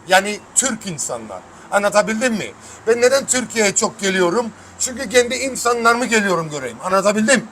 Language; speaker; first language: Turkish; early bilingual, heritage; Turkish